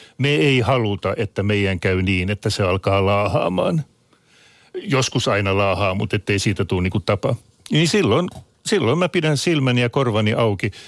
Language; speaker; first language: Finnish; non-native, local second language; Swedish